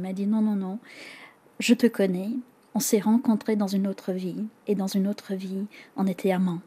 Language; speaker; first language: French; non-native, fluent; English